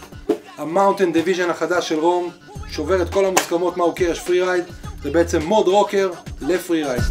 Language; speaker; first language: Hebrew; native; Hebrew